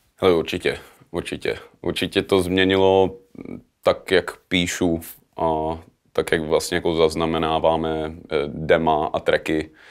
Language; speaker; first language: Czech; early bilingual, heritage; Czech